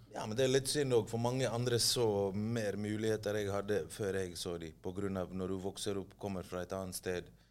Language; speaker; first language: Norwegian; early bilingual, other home language; Bosnian